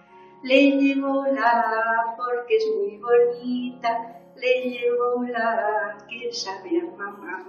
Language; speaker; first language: Spanish; native; Spanish